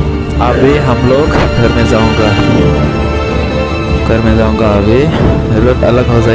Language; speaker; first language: Hindi; non-native, local second language; Bodo